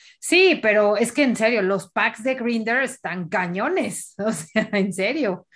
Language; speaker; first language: Spanish; native; Spanish